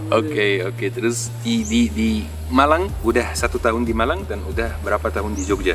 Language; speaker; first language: Indonesian; non-native, fluent; Arabic